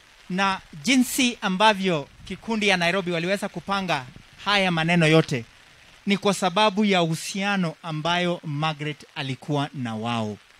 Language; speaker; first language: Swahili; non-native, local second language; Kalenjin